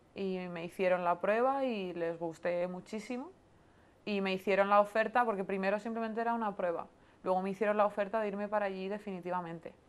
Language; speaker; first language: Spanish; native; Spanish